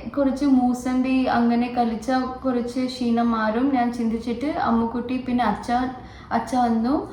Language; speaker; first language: Malayalam; native; Malayalam